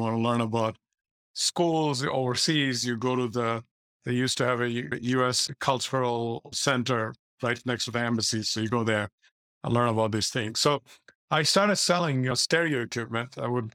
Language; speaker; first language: English; non-native, local second language; Bangla